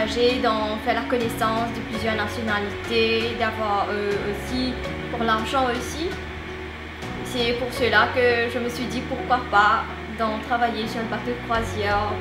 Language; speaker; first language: French; non-native, local second language; Morisyen